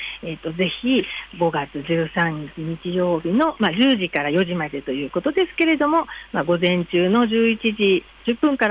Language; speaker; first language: Japanese; native; Japanese